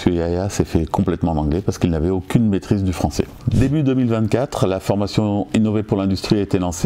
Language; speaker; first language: French; native; French